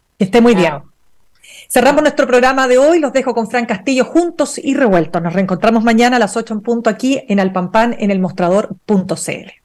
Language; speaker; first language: Spanish; native; Spanish